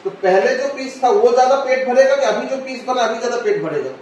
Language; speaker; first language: Hindi; non-native, local second language; Bangla